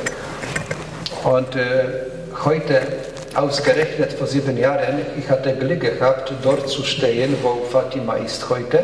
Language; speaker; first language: German; non-native, fluent; Polish